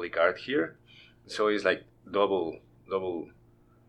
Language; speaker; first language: English; non-native, fluent; Spanish